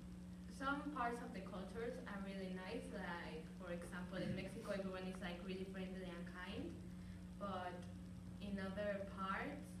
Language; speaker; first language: English; non-native, fluent; Spanish